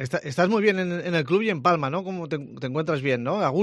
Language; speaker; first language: Spanish; native; Spanish